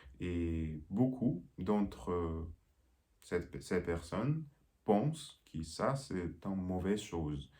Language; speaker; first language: French; non-native, learner; Russian